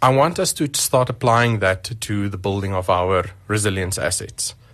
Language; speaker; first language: English; non-native, local second language; Afrikaans